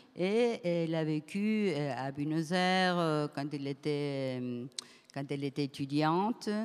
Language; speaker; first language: French; non-native, fluent; Spanish